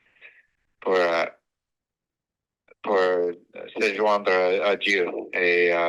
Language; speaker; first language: French; non-native, fluent; English